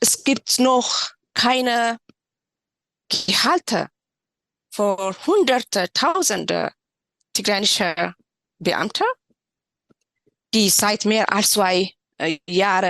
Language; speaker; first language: German; non-native, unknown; Tigrinya